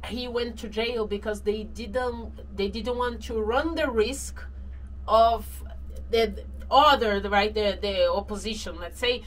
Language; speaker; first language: English; non-native, fluent; Portuguese